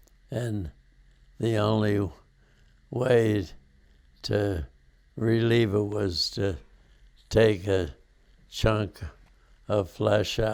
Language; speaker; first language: English; native; English